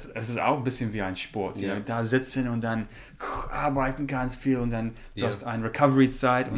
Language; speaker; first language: German; non-native, learner; English